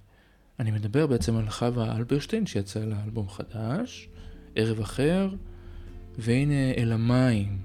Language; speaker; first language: Hebrew; native; Hebrew